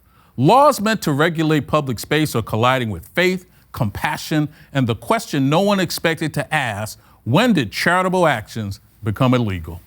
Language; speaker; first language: English; native; English